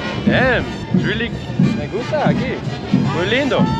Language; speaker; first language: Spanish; non-native, learner; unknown